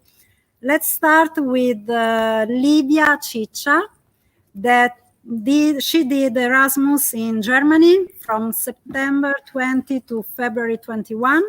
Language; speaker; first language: English; non-native, fluent; Italian